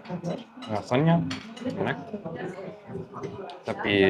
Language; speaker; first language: Indonesian; non-native, learner; German